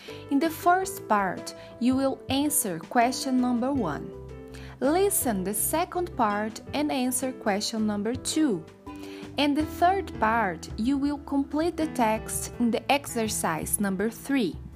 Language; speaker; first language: English; non-native, fluent; Portuguese